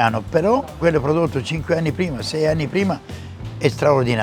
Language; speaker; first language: Italian; native; Italian